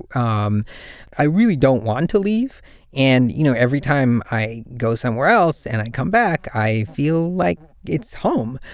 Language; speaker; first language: English; native; English